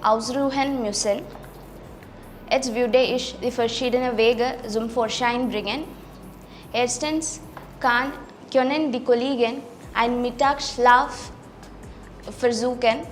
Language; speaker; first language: German; non-native, fluent; Malayalam